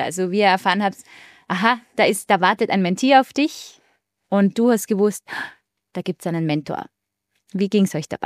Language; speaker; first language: German; native; German